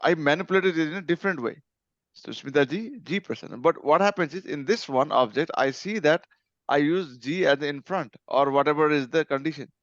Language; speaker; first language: English; non-native, local second language; Nepali